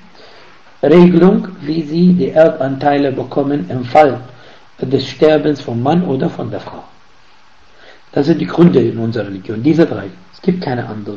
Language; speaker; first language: German; non-native, fluent; Arabic